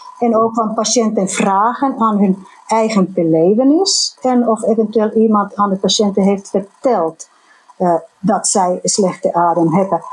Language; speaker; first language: Dutch; non-native, fluent; Finnish